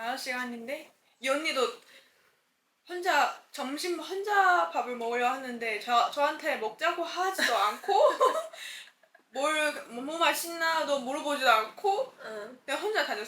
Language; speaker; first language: Korean; non-native, fluent; Chinese